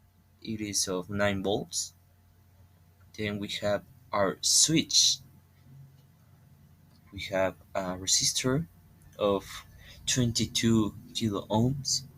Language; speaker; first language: English; non-native, learner; Spanish